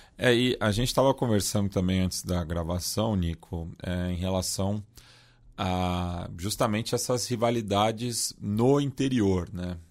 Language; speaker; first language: Portuguese; native; Portuguese